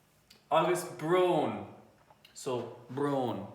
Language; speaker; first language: Irish; non-native, fluent; English